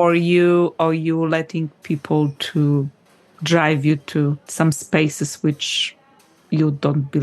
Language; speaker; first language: English; non-native, fluent; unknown